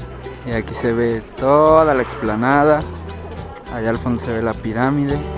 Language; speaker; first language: Spanish; native; Spanish